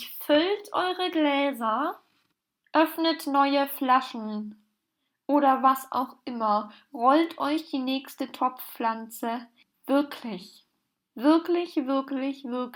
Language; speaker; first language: German; native; German